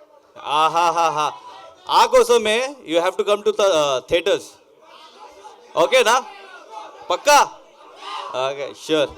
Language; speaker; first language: Telugu; non-native, local second language; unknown